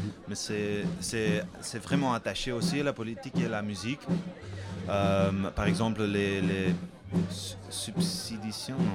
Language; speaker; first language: French; non-native, fluent; Dutch